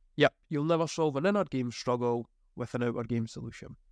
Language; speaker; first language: English; native; English